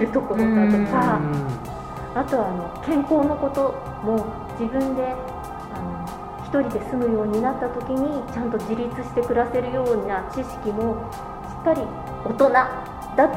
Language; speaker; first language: Japanese; native; Japanese